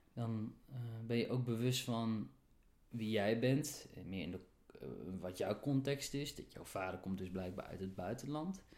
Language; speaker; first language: Dutch; early bilingual, other home language; Turkish